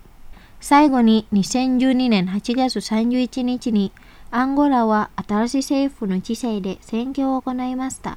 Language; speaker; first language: Japanese; non-native, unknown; Indonesian